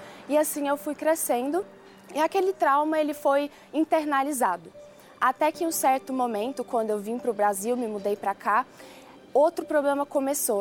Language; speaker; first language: Portuguese; early bilingual, other home language; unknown